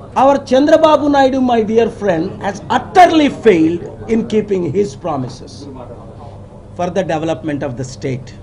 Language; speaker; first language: English; non-native, local second language; Telugu